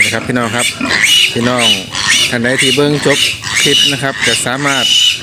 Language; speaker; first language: Thai; non-native, local second language; Northeastern Thai